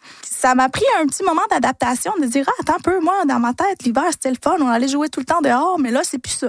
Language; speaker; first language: French; early bilingual, other home language; Spanish